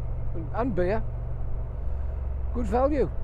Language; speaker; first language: English; native; English